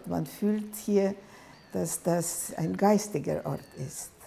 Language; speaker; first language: German; non-native, fluent; Lithuanian